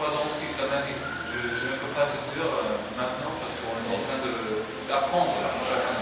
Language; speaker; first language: French; non-native, fluent; English